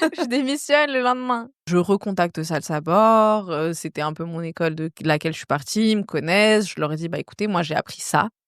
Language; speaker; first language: French; native; French